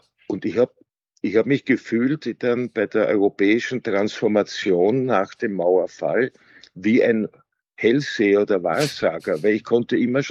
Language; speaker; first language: German; native; German